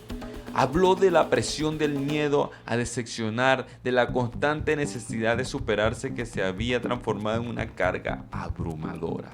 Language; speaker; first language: Spanish; native; Spanish